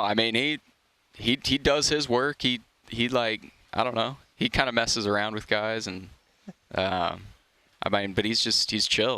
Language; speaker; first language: English; native; English